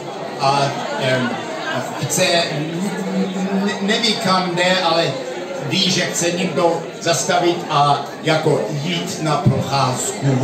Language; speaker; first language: Czech; non-native, learner; English